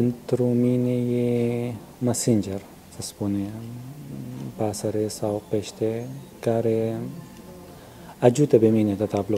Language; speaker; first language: Romanian; non-native, learner; Arabic